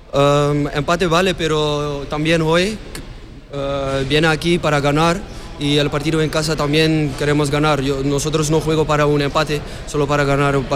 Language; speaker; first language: Spanish; non-native, fluent; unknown